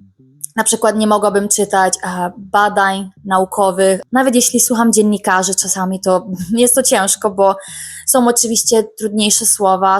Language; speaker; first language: Polish; early bilingual, heritage; Italian